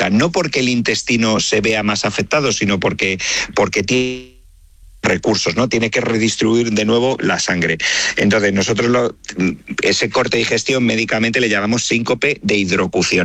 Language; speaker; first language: Spanish; native; Spanish